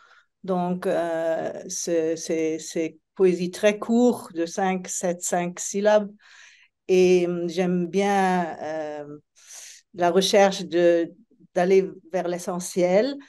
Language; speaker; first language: French; non-native, fluent; Italian